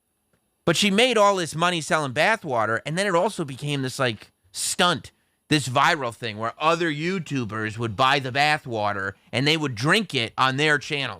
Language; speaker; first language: English; native; English